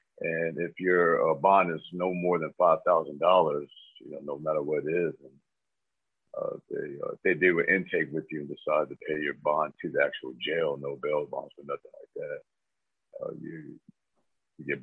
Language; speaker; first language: English; native; English